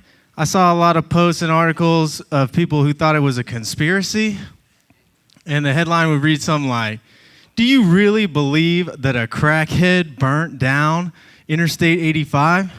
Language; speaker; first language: English; native; English